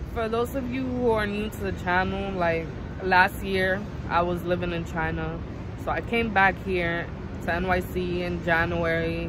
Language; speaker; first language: English; native; English